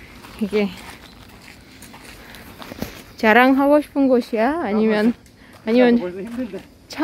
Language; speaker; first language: Korean; non-native, learner; Russian